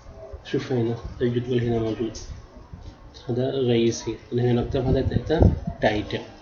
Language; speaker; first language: Arabic; non-native, learner; Urdu